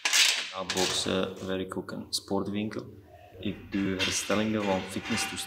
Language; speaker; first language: Dutch; non-native, learner; Armenian